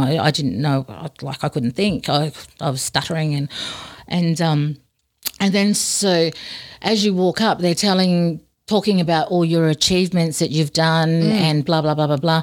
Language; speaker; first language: English; native; English